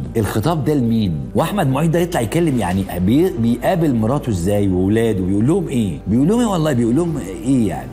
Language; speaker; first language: Arabic; native; Arabic